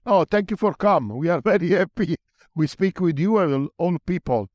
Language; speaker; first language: English; non-native, learner; Italian